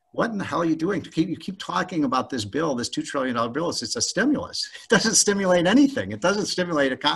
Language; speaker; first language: English; native; English